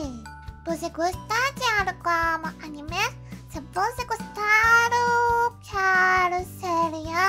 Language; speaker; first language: Portuguese; non-native, learner; Japanese